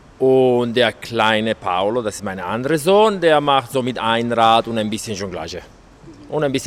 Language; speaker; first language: German; non-native, learner; Italian